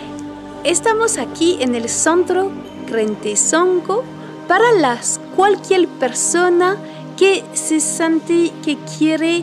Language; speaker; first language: Spanish; non-native, learner; French